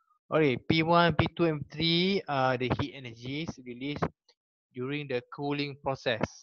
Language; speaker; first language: English; non-native, local second language; Malay